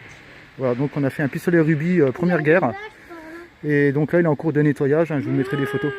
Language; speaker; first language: French; native; French